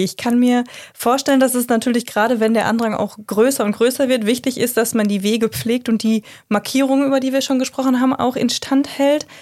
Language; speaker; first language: German; native; German